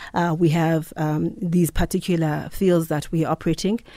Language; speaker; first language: English; non-native, local second language; Xhosa